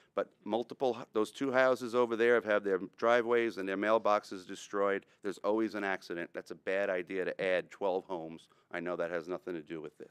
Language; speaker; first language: English; native; English